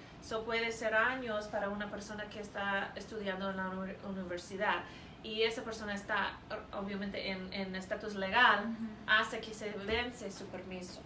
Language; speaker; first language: Spanish; non-native, fluent; English